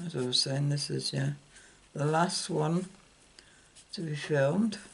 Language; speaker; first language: English; native; English